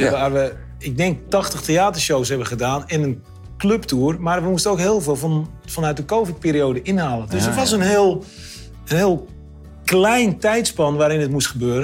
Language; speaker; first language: Dutch; native; Dutch